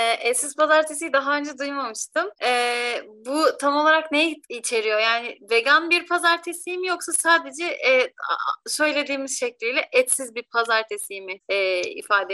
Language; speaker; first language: Turkish; native; Turkish